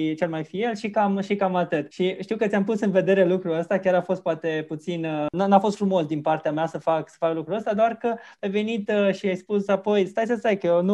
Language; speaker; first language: Romanian; native; Romanian